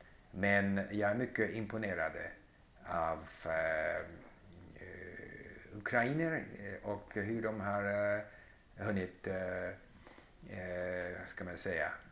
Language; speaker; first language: Swedish; non-native, fluent; English